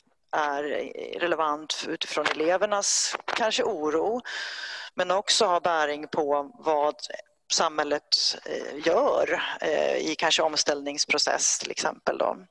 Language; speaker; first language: Swedish; native; Swedish